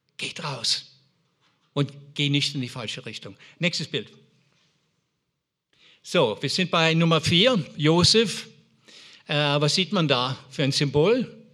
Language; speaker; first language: German; non-native, fluent; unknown